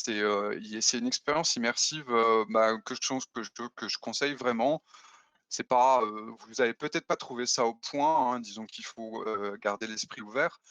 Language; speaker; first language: French; native; French